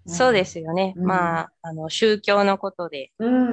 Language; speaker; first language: Japanese; non-native, fluent; Spanish